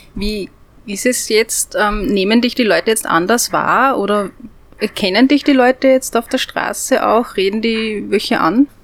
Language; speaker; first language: German; native; German